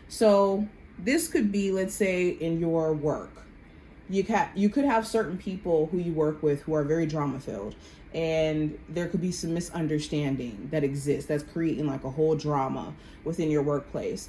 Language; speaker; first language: English; native; English